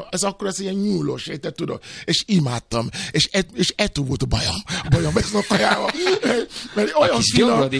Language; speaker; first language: Hungarian; non-native, learner; Yoruba